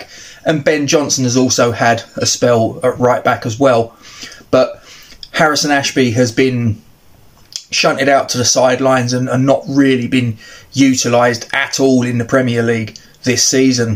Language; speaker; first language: English; native; English